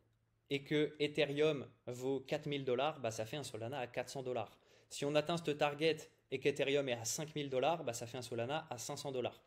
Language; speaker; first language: French; native; French